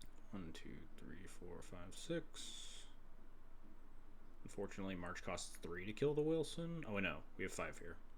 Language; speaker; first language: English; native; English